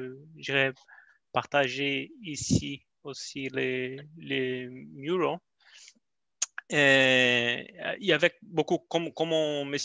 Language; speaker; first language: French; non-native, learner; Portuguese